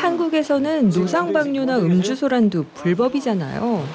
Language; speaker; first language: Korean; native; Korean